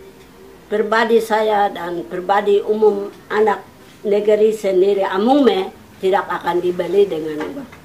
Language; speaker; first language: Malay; non-native, local second language; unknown